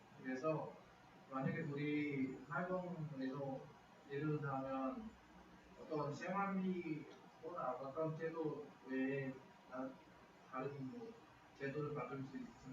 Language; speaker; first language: Korean; non-native, fluent; Vietnamese